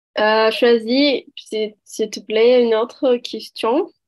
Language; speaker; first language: French; non-native, learner; Portuguese